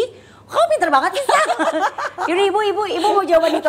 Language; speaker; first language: Indonesian; native; Indonesian